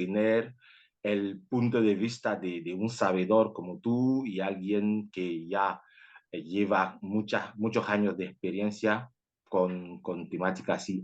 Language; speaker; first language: Spanish; non-native, fluent; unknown